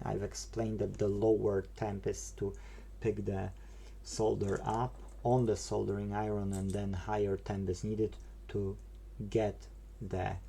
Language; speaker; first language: English; non-native, fluent; Polish